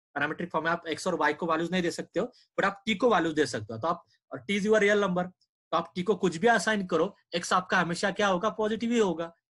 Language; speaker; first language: Hindi; non-native, local second language; Marathi